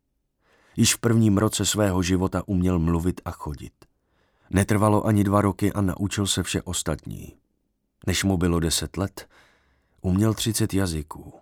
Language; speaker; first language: Czech; native; Czech